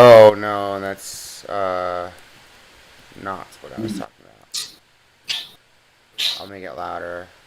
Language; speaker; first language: English; native; English